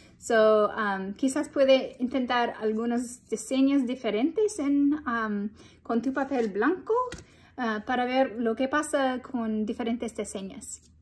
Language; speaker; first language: Spanish; non-native, fluent; English